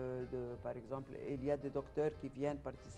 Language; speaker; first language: French; non-native, fluent; Arabic